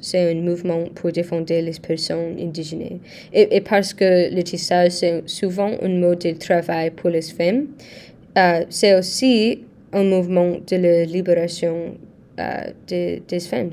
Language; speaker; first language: French; non-native, learner; English